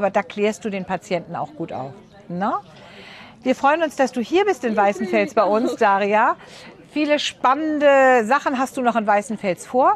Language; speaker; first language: German; native; German